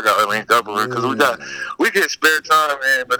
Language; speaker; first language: English; native; English